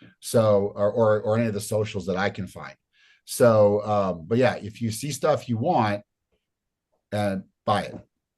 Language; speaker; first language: English; native; English